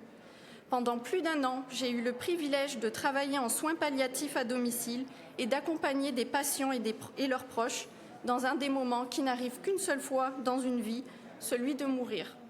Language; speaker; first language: French; native; French